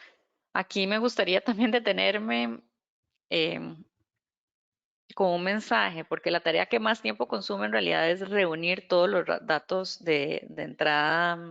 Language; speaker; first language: Spanish; native; Spanish